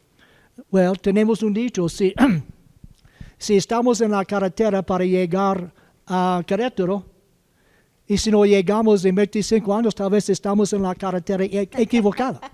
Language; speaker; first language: Spanish; non-native, learner; English